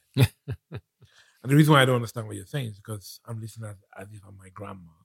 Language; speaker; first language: English; non-native, local second language; Yoruba